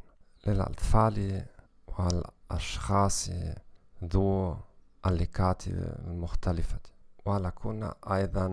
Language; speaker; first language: Arabic; non-native, learner; German